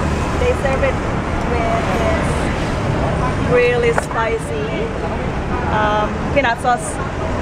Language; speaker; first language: English; non-native, fluent; Indonesian